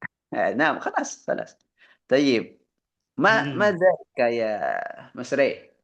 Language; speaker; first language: Arabic; non-native, fluent; Indonesian